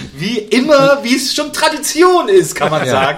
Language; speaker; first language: German; native; German